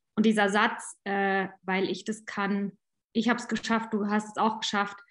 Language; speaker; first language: German; native; German